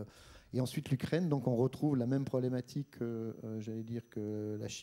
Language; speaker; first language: French; native; French